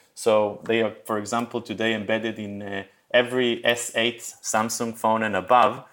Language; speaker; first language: English; early bilingual, other home language; Spanish